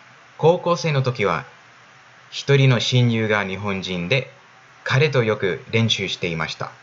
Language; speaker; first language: Japanese; non-native, fluent; English